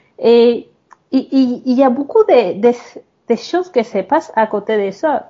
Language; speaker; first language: French; non-native, fluent; Spanish